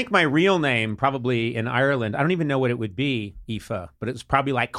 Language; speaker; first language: English; native; English